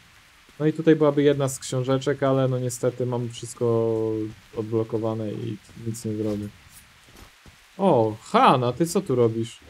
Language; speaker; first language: Polish; native; Polish